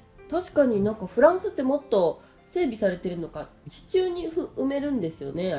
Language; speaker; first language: Japanese; native; Japanese